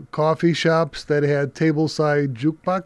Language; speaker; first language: English; native; English